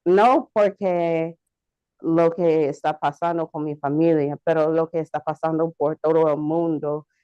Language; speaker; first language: Spanish; non-native, learner; English